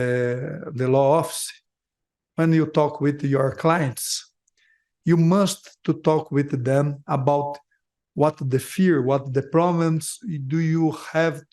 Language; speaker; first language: English; non-native, learner; Portuguese